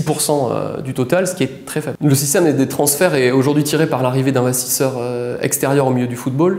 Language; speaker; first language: French; native; French